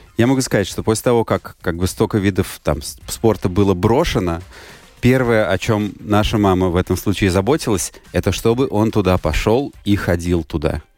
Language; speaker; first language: Russian; native; Russian